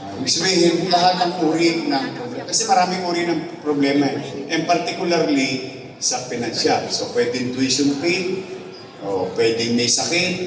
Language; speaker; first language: Filipino; native; Filipino